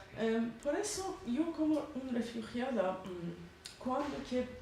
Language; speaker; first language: Spanish; non-native, learner; Persian